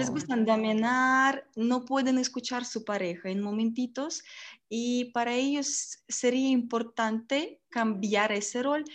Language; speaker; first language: Spanish; non-native, learner; Russian